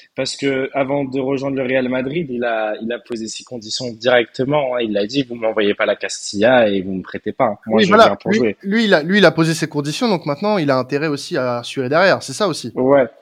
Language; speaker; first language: French; early bilingual, heritage; Turkish